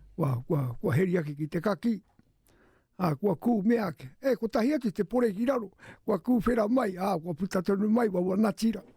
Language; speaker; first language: Māori; native; Māori